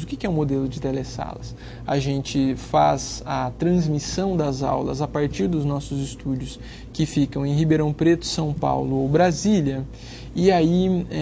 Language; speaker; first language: Portuguese; native; Portuguese